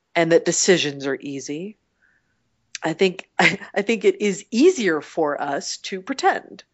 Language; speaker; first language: English; native; English